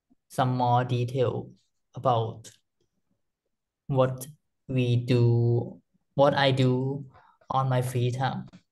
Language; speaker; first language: English; non-native, learner; Thai